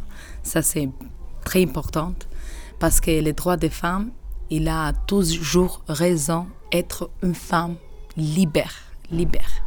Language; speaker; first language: French; non-native, learner; Albanian